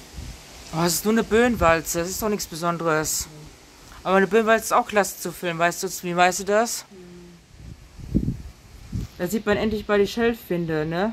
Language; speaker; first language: German; native; German